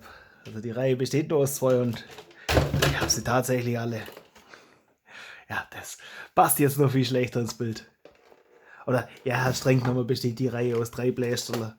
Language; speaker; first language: German; native; German